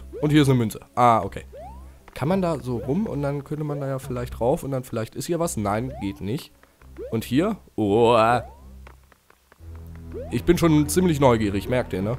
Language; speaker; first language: German; native; German